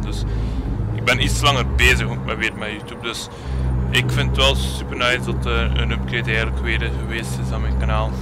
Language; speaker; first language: Dutch; native; Dutch